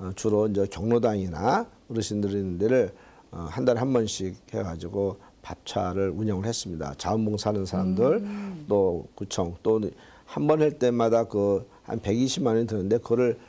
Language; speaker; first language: Korean; native; Korean